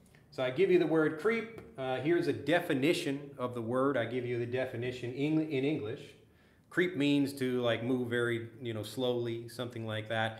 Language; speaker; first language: English; native; English